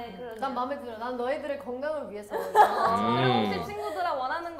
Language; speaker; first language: Korean; native; Korean